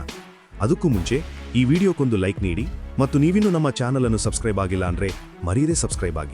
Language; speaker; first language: Kannada; native; Kannada